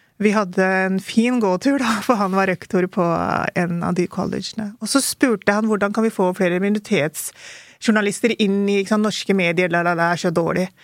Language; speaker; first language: Norwegian; early bilingual, other home language; Urdu